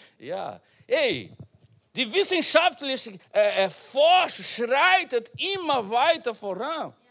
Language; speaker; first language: German; non-native, learner; Portuguese